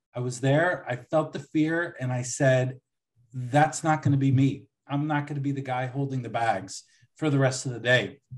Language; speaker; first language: English; native; English